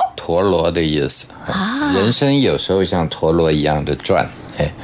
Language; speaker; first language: Chinese; native; Chinese